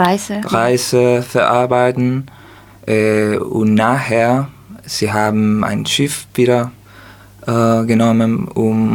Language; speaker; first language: German; non-native, learner; Spanish